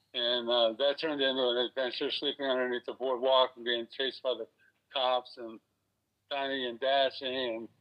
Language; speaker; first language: English; native; English